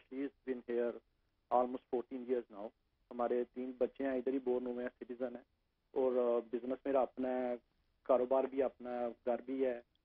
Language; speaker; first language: Urdu; native; Urdu